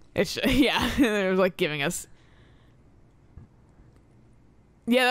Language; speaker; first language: English; native; English